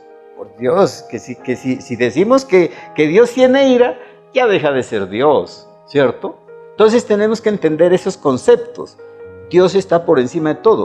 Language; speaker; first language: Spanish; native; Spanish